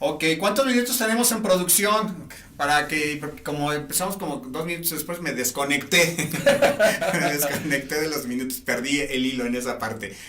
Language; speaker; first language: Spanish; native; Spanish